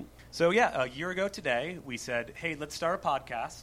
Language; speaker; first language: English; native; English